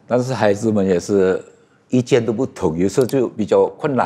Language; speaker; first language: Chinese; non-native, fluent; Indonesian